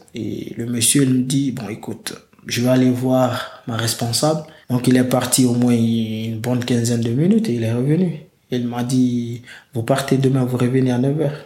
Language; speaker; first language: French; non-native, local second language; Fula